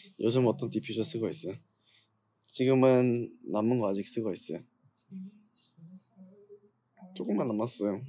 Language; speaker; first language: Korean; non-native, fluent; English